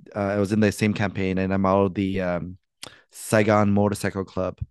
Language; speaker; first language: English; native; English